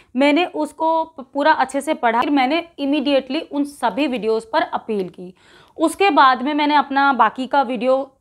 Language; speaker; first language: Hindi; native; Hindi